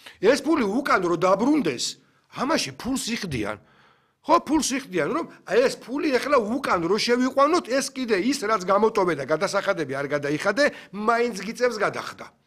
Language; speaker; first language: Georgian; native; Georgian